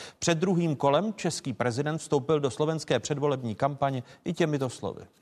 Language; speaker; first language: Czech; native; Czech